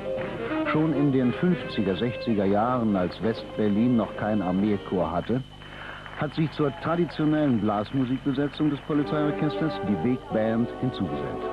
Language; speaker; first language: German; native; German